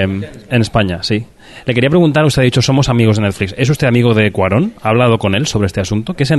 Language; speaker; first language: Spanish; native; Spanish